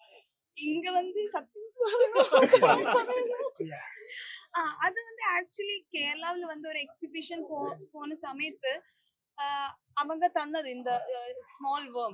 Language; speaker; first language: Tamil; non-native, learner; Malayalam